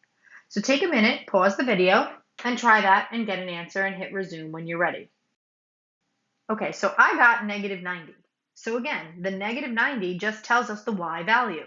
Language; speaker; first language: English; native; English